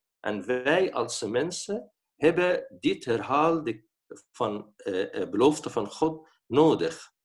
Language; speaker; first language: Dutch; non-native, fluent; Arabic